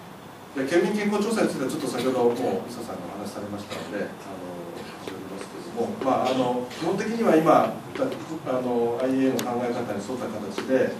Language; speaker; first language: Japanese; native; Japanese